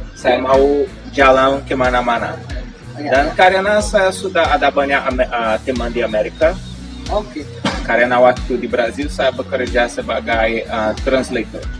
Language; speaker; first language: Indonesian; non-native, fluent; Portuguese